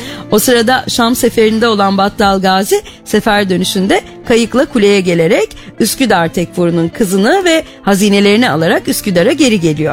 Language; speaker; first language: Turkish; native; Turkish